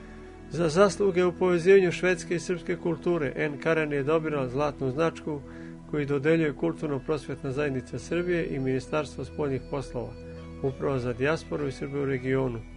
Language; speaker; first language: Serbian; native; Serbian